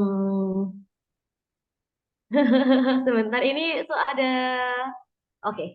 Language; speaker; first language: Indonesian; native; Indonesian